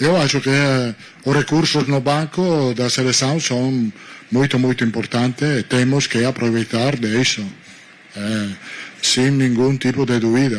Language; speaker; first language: Portuguese; non-native, learner; Italian